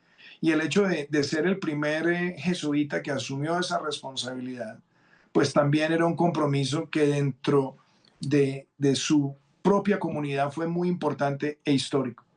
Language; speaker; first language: Spanish; native; Spanish